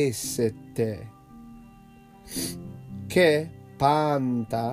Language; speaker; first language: Greek; non-native, learner; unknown